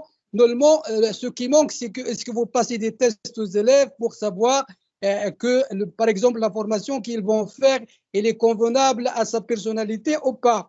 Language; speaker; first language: French; non-native, local second language; Arabic